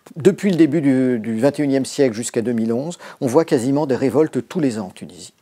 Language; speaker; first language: French; native; French